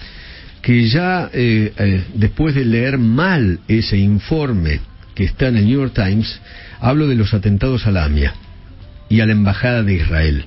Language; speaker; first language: Spanish; native; Spanish